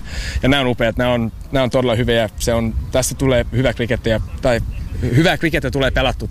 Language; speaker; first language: Finnish; non-native, fluent; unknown